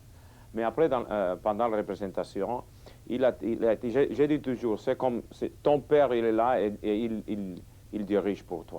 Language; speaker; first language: French; non-native, fluent; Catalan